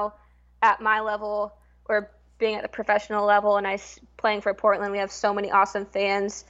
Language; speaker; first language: English; native; English